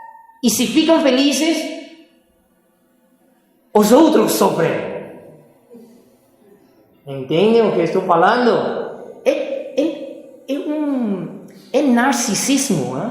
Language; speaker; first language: Portuguese; non-native, fluent; Spanish